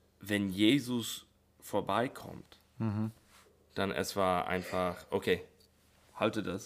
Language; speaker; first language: German; non-native, learner; English